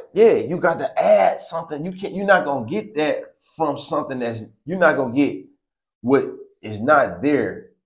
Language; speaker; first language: English; native; English